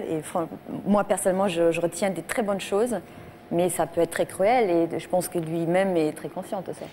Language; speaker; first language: French; non-native, fluent; German